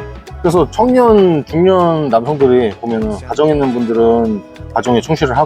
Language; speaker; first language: Korean; native; Korean